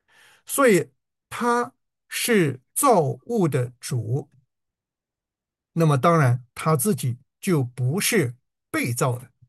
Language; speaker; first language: Chinese; native; Chinese